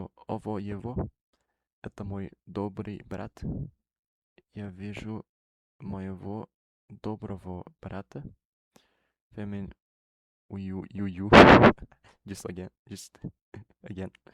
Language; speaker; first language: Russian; non-native, learner; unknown